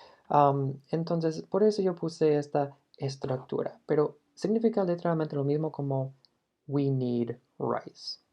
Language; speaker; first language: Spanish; non-native, fluent; English